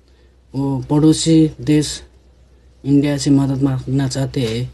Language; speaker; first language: Hindi; non-native, learner; Nepali